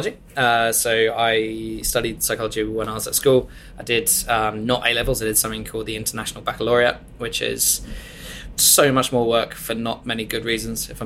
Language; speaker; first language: English; native; English